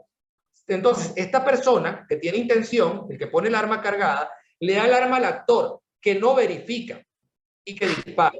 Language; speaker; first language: Spanish; native; Spanish